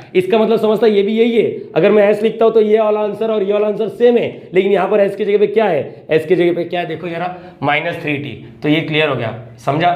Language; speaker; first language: Hindi; non-native, local second language; Marathi